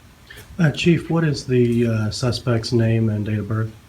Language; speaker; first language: English; native; English